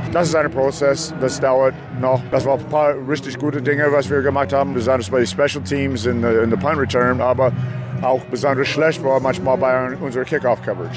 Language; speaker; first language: German; non-native, fluent; English